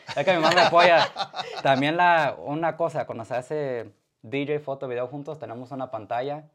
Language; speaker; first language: Spanish; early bilingual, heritage; Spanish